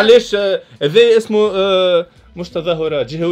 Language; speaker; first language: Arabic; native; Arabic